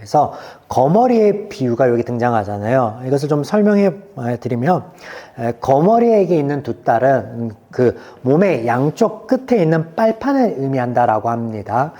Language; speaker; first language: Korean; native; Korean